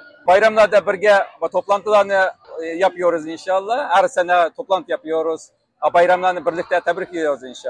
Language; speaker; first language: Turkish; non-native, learner; Uyghur